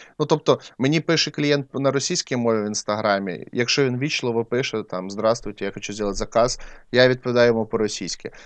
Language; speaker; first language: Ukrainian; non-native, local second language; Russian